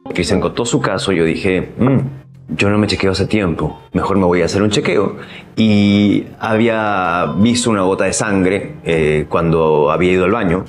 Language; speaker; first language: Spanish; native; Spanish